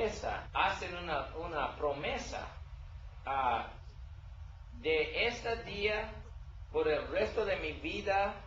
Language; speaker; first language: Spanish; non-native, learner; English